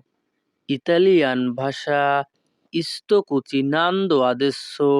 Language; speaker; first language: Italian; non-native, learner; Bangla